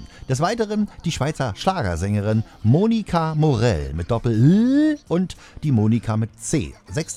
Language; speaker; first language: German; native; German